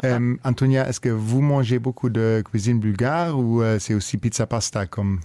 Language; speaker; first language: French; non-native, local second language; Luxembourgish